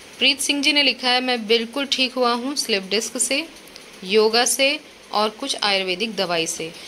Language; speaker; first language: Hindi; native; Hindi